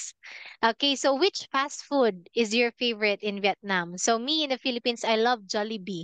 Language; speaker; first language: English; non-native, fluent; Filipino